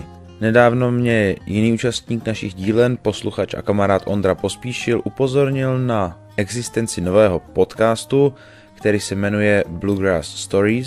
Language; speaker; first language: Czech; native; Czech